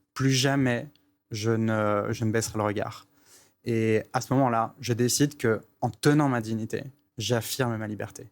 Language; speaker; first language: French; native; French